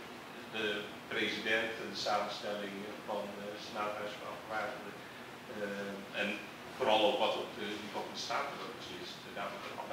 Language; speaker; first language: Dutch; native; Dutch